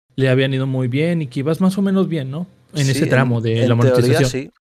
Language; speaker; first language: Spanish; native; Spanish